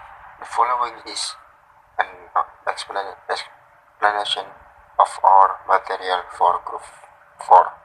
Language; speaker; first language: English; non-native, learner; Indonesian